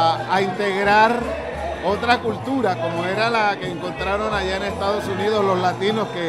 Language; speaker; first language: Spanish; native; Spanish